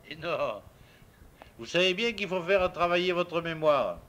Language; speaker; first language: French; native; French